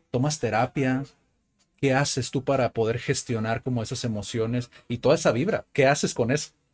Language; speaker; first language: Spanish; native; Spanish